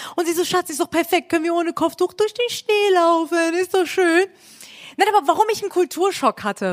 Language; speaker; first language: German; early bilingual, other home language; Persian